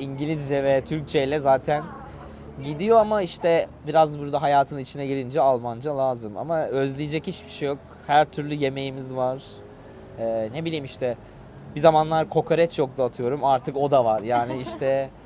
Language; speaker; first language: Turkish; native; Turkish